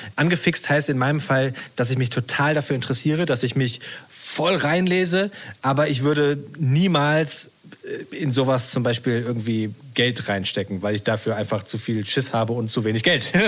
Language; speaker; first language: German; native; German